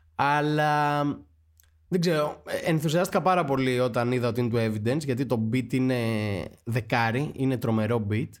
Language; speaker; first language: Greek; native; Greek